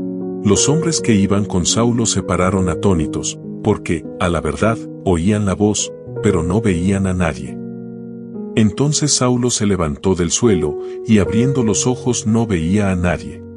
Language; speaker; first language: Spanish; native; Spanish